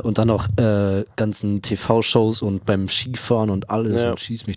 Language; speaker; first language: German; native; German